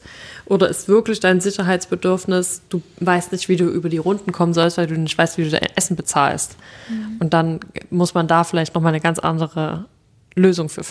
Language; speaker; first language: German; native; German